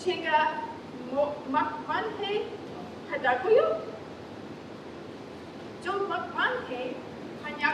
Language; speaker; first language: Korean; non-native, learner; English